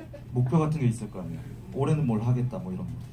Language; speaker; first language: Korean; native; Korean